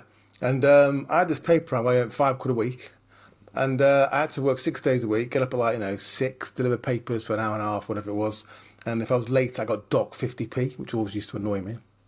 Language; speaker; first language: English; native; English